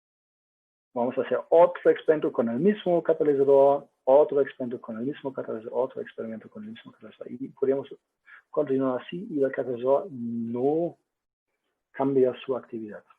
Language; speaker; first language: Spanish; non-native, learner; German